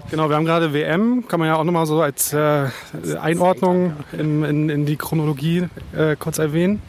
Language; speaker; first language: German; native; German